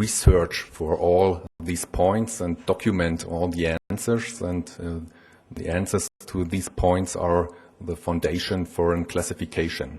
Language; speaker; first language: English; non-native, fluent; German